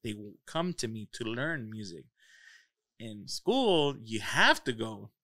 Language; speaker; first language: English; early bilingual, other home language; Spanish